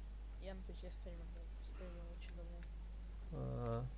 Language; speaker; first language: Russian; native; Russian